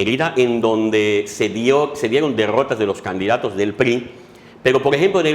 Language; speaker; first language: Spanish; native; Spanish